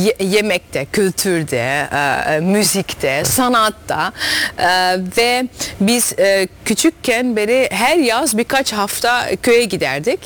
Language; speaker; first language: Turkish; early bilingual, heritage; Dutch